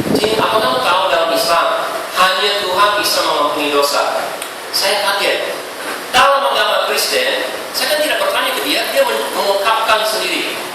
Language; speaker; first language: Indonesian; non-native, fluent; English